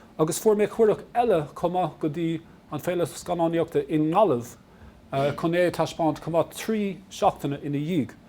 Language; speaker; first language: Irish; non-native, local second language; English